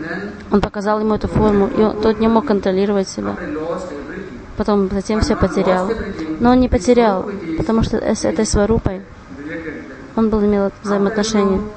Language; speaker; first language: Russian; non-native, fluent; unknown